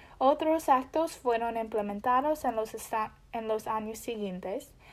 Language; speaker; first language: Spanish; non-native, learner; English